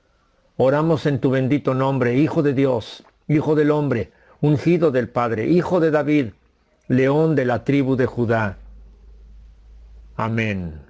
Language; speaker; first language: Spanish; native; Spanish